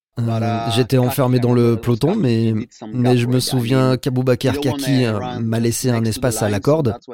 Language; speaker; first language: French; non-native, fluent; Polish